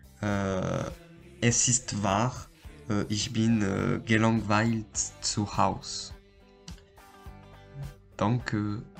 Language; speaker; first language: German; non-native, learner; French